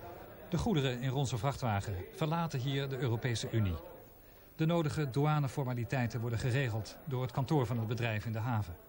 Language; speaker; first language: Dutch; native; Dutch